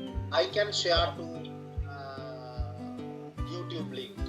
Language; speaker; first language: English; non-native, learner; Sinhala